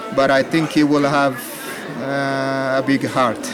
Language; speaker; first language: English; non-native, fluent; Amharic